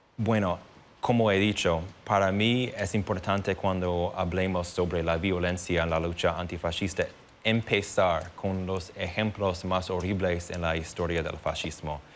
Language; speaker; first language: Spanish; non-native, fluent; English